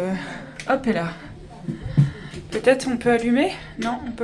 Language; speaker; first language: French; native; French